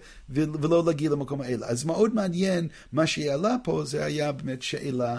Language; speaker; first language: Hebrew; non-native, fluent; English